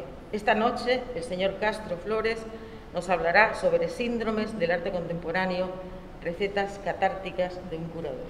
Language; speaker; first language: Spanish; native; Spanish